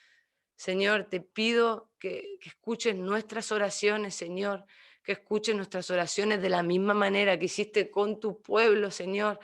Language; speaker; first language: Spanish; native; Spanish